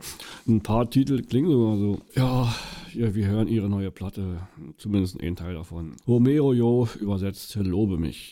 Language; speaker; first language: German; native; German